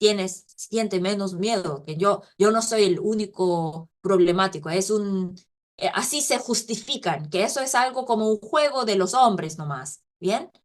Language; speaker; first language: Spanish; non-native, fluent; Korean